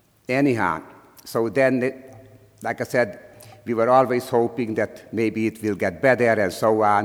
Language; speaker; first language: English; non-native, fluent; Slovak